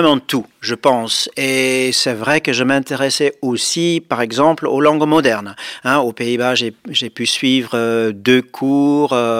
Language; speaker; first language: French; non-native, fluent; Dutch